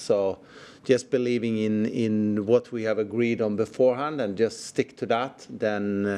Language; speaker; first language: English; non-native, fluent; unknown